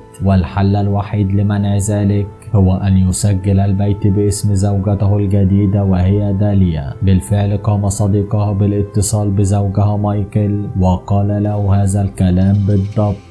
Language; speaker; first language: Arabic; native; Arabic